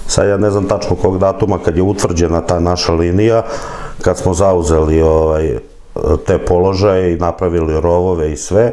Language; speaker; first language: Serbian; native; Serbian